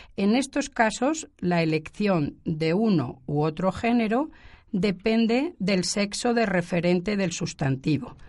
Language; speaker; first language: Spanish; native; Spanish